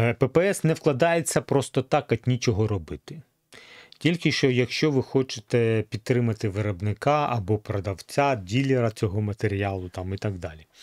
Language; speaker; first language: Ukrainian; non-native, local second language; Russian